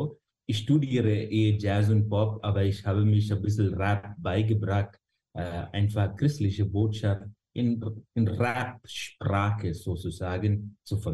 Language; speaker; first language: German; non-native, fluent; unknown